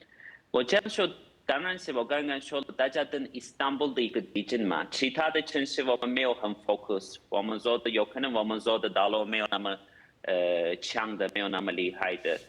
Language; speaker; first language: Chinese; non-native, fluent; Turkish